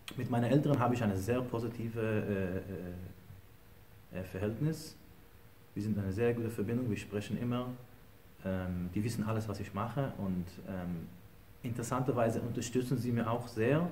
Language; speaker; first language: German; non-native, fluent; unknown